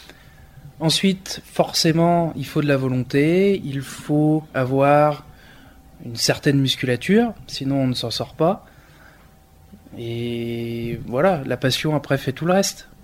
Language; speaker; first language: French; native; French